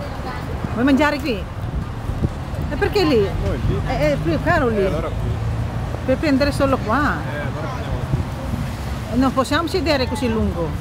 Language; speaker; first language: Italian; non-native, learner; Filipino